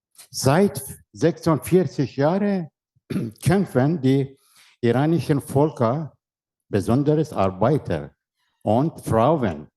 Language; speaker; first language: German; non-native, learner; Persian